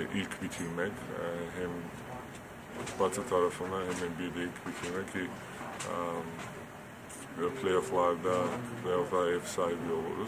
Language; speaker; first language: Turkish; non-native, fluent; Georgian